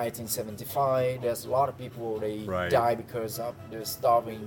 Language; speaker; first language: English; non-native, learner; Vietnamese